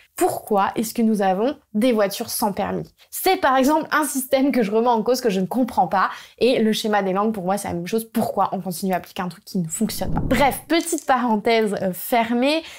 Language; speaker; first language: French; native; French